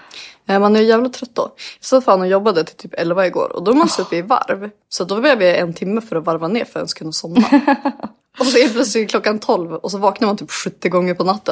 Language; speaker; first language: Swedish; native; Swedish